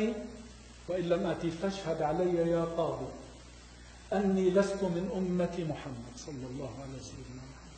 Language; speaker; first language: Arabic; native; Arabic